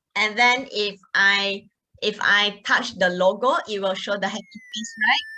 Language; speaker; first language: English; non-native, local second language; Malay